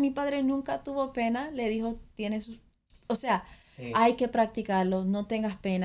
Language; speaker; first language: Spanish; early bilingual, other home language; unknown